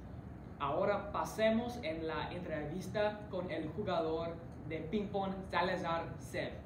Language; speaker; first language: Spanish; non-native, learner; English